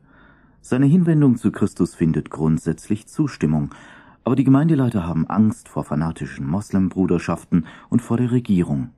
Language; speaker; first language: German; native; German